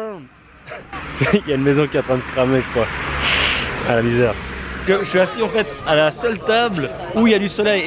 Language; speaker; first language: French; native; French